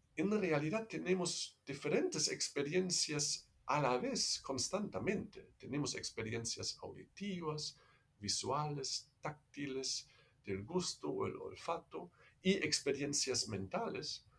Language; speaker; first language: Spanish; non-native, fluent; German